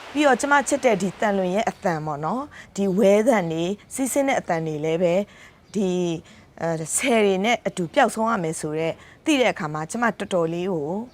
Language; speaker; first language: Burmese; non-native, local second language; S'gaw Karen